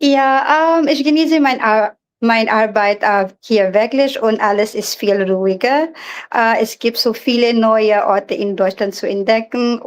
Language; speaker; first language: German; non-native, learner; Filipino